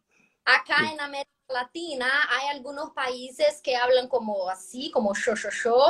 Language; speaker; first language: Spanish; non-native, fluent; Portuguese